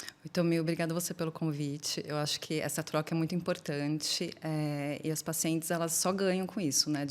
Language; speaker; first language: Portuguese; native; Portuguese